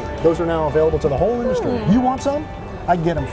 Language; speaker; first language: English; native; English